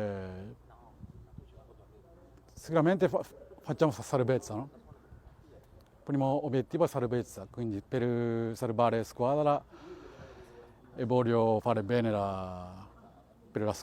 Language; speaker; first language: Italian; non-native, learner; Japanese